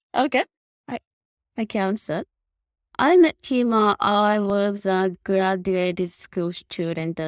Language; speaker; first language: English; non-native, learner; Japanese